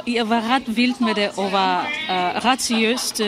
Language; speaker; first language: Danish; non-native, fluent; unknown